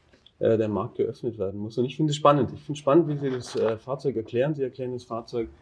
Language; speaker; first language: German; native; German